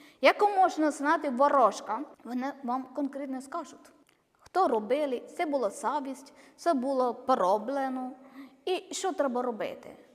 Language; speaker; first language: Ukrainian; non-native, learner; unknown